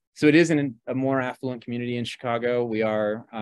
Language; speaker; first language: English; native; English